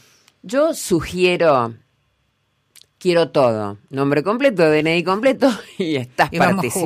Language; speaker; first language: Spanish; native; Spanish